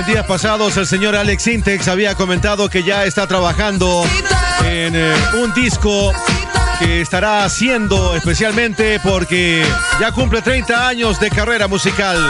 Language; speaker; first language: Spanish; native; Spanish